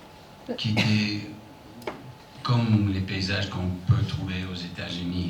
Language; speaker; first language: French; non-native, fluent; English